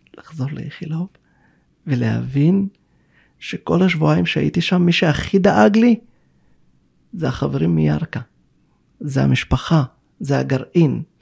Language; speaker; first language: Hebrew; non-native, local second language; Arabic